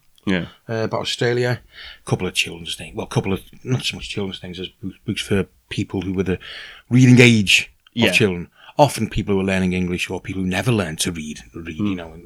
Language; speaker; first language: English; native; English